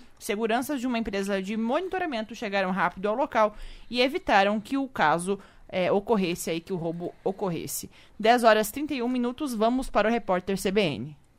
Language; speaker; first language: Portuguese; native; Portuguese